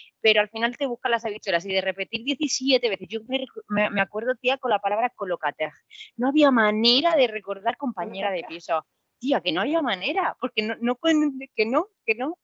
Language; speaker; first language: Spanish; native; Spanish